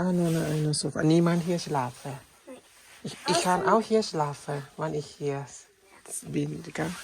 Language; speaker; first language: German; non-native, learner; Thai